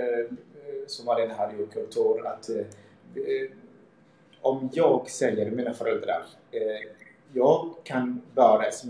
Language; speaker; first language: Swedish; early bilingual, other home language; Somali